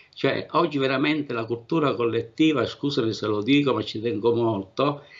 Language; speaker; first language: Italian; native; Italian